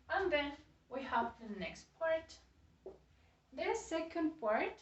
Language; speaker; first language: English; non-native, fluent; Spanish